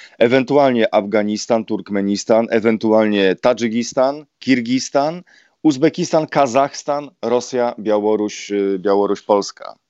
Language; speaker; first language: Polish; native; Polish